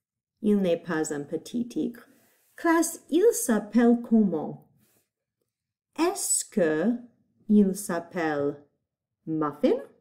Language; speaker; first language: French; non-native, fluent; English